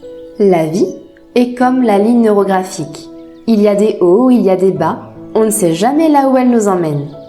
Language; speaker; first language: French; native; French